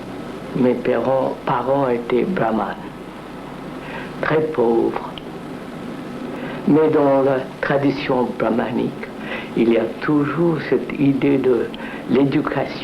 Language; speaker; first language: French; non-native, learner; Telugu